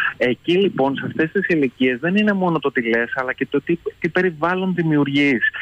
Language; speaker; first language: Greek; native; Greek